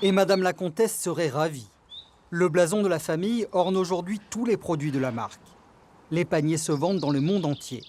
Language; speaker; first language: French; native; French